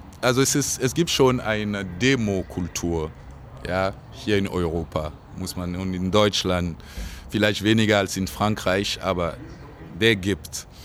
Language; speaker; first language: German; non-native, fluent; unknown